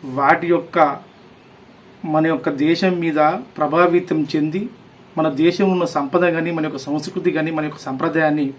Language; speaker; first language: Telugu; native; Telugu